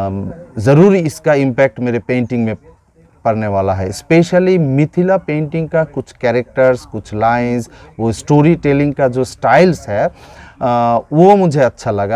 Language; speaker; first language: Hindi; non-native, fluent; Bangla